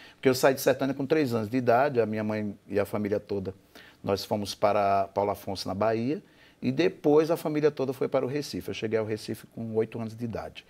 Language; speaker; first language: Portuguese; native; Portuguese